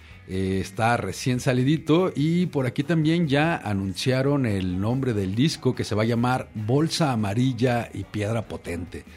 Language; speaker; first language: Spanish; native; Spanish